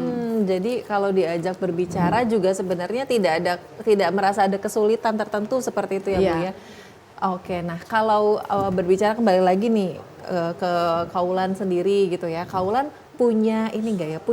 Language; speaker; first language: Indonesian; native; Indonesian